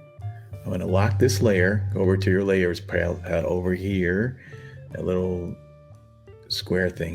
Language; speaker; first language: English; native; English